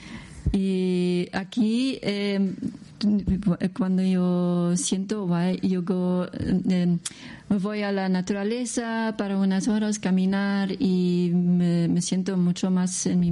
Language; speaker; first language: Spanish; non-native, learner; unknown